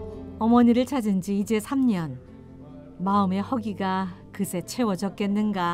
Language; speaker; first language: Korean; native; Korean